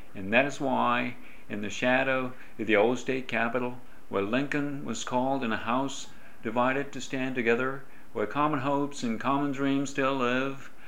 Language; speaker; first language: English; non-native, fluent; Japanese